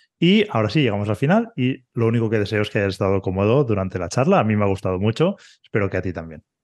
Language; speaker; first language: Spanish; native; Spanish